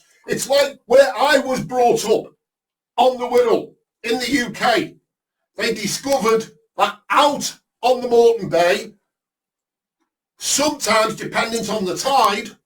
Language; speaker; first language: English; native; English